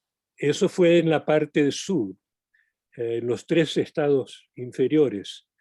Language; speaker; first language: Spanish; non-native, fluent; English